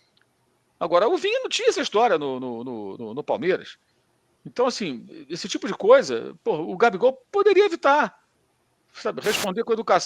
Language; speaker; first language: Portuguese; native; Portuguese